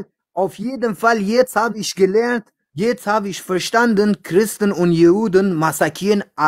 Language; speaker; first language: German; non-native, learner; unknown